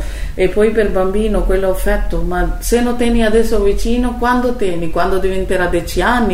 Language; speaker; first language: Italian; non-native, learner; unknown